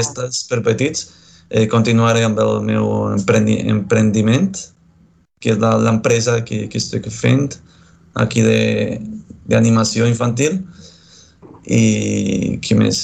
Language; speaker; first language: Catalan; non-native, fluent; Spanish